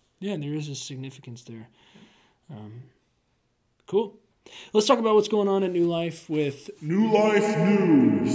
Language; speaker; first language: English; native; English